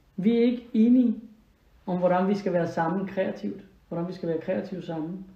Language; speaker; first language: Danish; non-native, fluent; Spanish